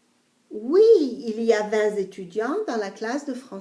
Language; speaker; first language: French; non-native, fluent; English